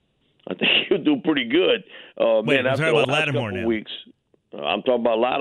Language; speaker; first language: English; native; English